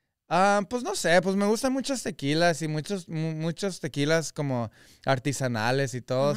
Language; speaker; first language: Spanish; early bilingual, heritage; Spanish